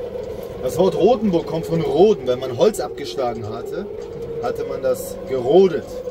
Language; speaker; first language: German; native; German